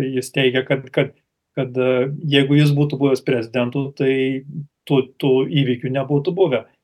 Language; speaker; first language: Lithuanian; early bilingual, heritage; Lithuanian